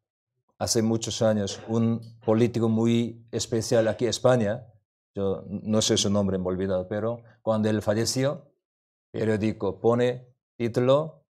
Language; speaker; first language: Spanish; non-native, learner; Korean